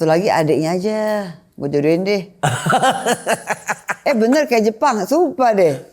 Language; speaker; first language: Indonesian; native; Indonesian